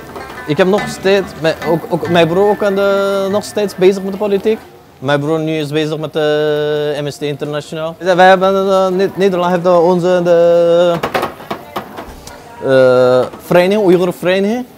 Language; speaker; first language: Dutch; non-native, local second language; Uyghur